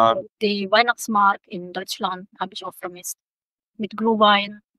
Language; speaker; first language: German; non-native, local second language; Indonesian